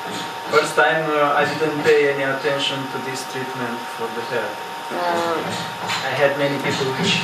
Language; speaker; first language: English; non-native, learner; Romanian